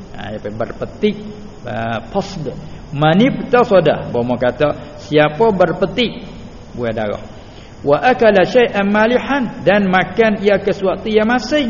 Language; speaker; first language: Malay; native; Malay